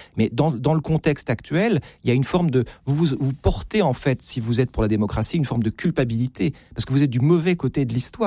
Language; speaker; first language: French; native; French